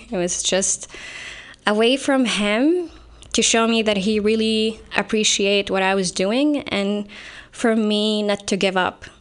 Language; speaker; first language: English; non-native, fluent; Arabic